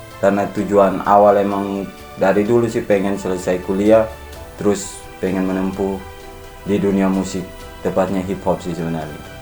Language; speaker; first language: Indonesian; native; Indonesian